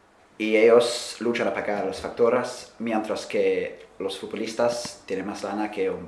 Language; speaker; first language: Spanish; non-native, fluent; English